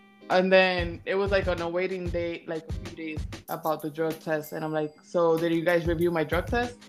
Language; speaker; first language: English; early bilingual, other home language; Spanish